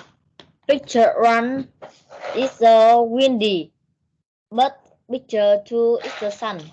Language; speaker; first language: English; non-native, learner; Vietnamese